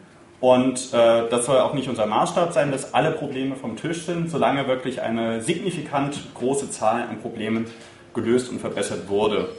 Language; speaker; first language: German; native; German